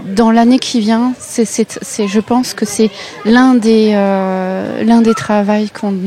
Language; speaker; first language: French; native; French